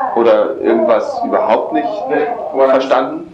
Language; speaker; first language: German; native; German